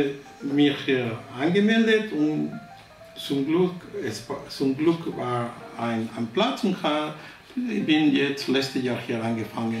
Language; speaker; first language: German; non-native, fluent; Spanish